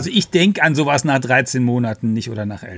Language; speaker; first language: German; native; German